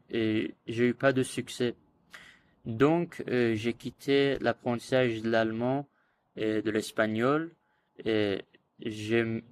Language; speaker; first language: French; non-native, learner; Azerbaijani